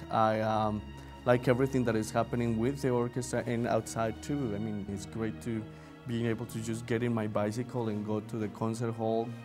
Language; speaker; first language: English; non-native, fluent; Spanish